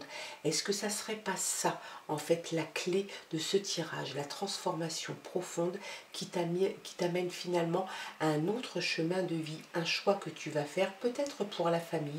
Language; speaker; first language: French; native; French